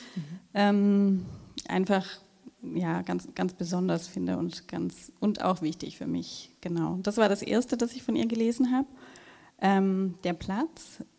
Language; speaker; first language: German; non-native, fluent; Portuguese